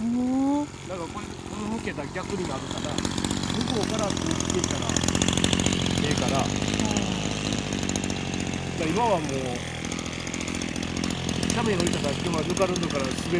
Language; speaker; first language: Japanese; native; Japanese